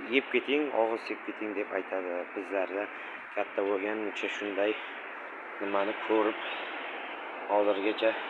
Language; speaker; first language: Uzbek; non-native, local second language; Kara-Kalpak